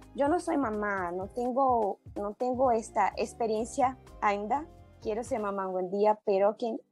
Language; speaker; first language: Spanish; non-native, learner; Portuguese